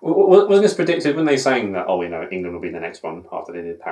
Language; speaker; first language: English; native; English